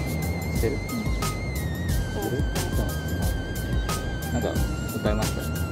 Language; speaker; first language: Japanese; non-native, fluent; Indonesian